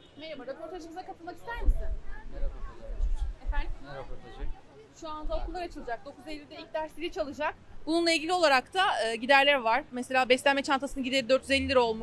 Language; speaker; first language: Turkish; native; Turkish